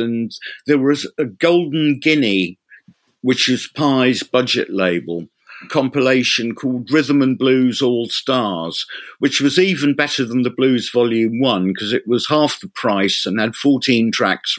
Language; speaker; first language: English; native; English